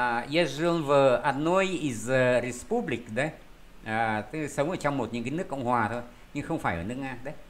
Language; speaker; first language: Russian; non-native, fluent; Vietnamese